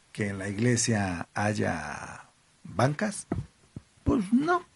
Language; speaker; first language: Spanish; native; Spanish